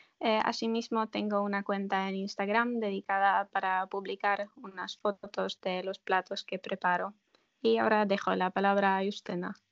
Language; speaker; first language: Spanish; non-native, learner; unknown